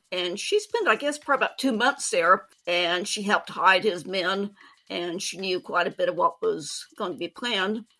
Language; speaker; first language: English; native; English